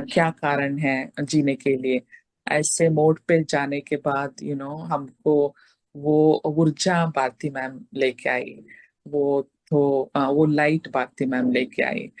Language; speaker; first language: Hindi; non-native, local second language; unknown